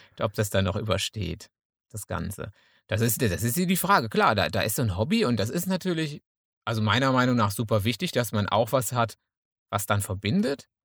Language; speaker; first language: German; native; German